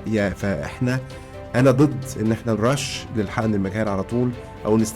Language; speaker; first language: Arabic; native; Arabic